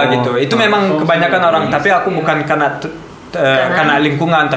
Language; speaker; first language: Indonesian; early bilingual, heritage; German